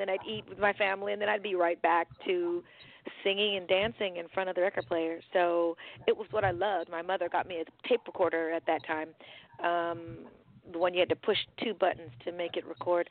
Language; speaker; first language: English; native; English